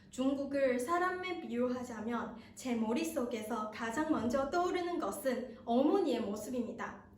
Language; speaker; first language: Korean; non-native, fluent; Chinese